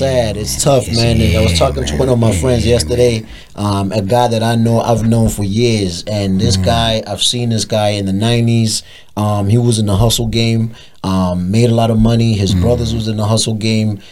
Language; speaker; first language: English; non-native, local second language; Zulu